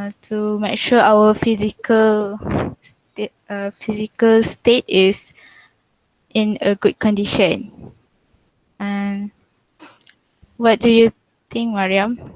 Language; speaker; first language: English; non-native, local second language; Malay